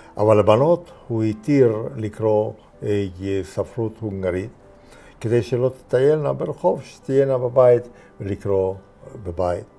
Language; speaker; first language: Hebrew; non-native, fluent; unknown